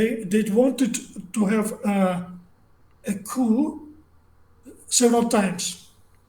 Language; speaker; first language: English; non-native, learner; Russian